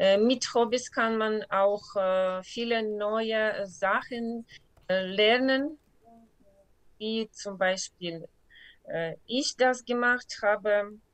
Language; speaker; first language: German; non-native, learner; Ukrainian